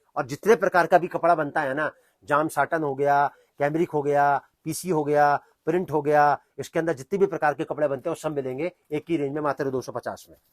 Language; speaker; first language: Hindi; native; Hindi